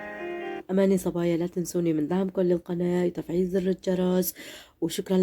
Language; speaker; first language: Arabic; native; Arabic